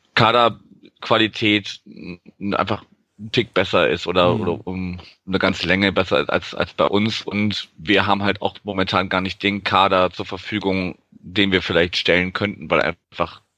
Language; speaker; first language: German; native; German